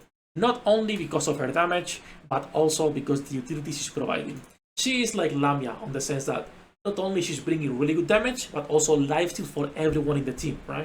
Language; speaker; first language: English; non-native, fluent; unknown